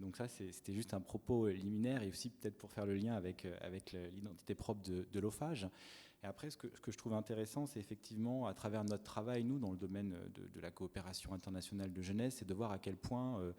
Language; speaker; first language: French; native; French